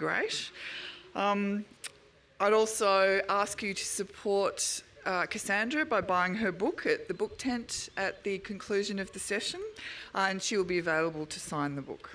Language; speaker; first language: English; native; English